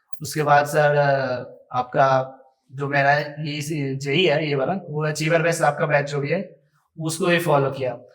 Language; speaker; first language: Hindi; native; Hindi